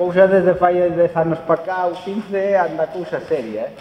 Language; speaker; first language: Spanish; non-native, local second language; Galician